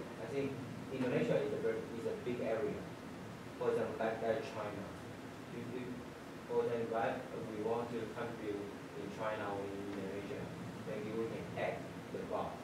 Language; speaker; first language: English; non-native, fluent; Chinese